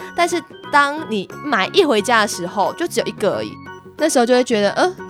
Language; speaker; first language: Chinese; non-native, local second language; Hakka Chinese